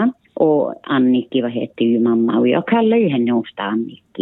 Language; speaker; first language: Swedish; early bilingual, other home language; Finnish